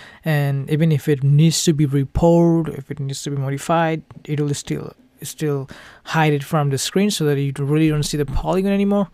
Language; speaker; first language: English; non-native, fluent; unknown